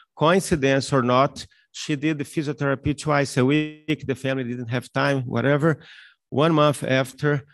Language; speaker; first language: English; non-native, fluent; Portuguese